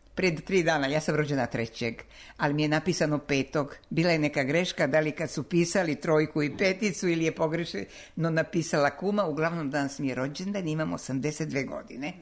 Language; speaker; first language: Serbian; non-native, local second language; Slovak